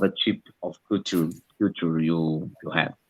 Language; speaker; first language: English; non-native, learner; Portuguese